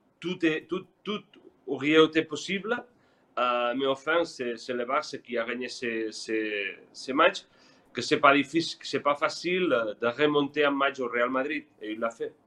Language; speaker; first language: French; non-native, learner; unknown